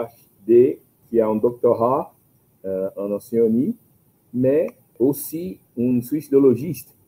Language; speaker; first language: French; non-native, learner; Portuguese